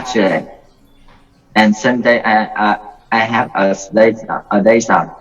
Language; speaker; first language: English; non-native, learner; Vietnamese